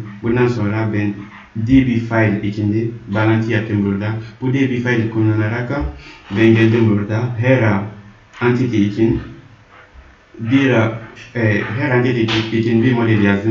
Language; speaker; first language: Turkish; non-native, learner; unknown